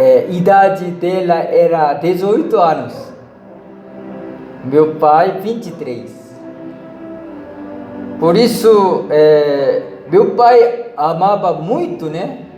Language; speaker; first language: Portuguese; non-native, learner; Korean